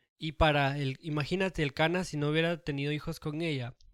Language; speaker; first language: Spanish; early bilingual, heritage; Spanish